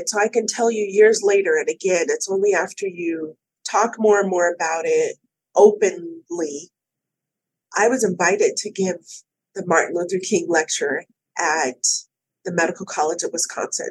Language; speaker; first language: English; native; English